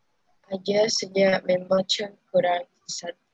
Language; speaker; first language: Indonesian; non-native, learner; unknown